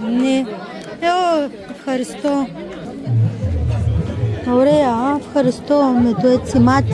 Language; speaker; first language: Greek; non-native, learner; Bulgarian